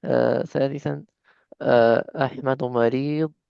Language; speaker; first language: Arabic; non-native, learner; English